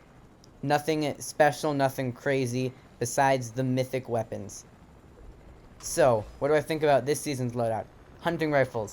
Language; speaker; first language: English; native; English